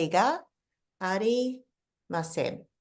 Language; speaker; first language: Japanese; non-native, fluent; English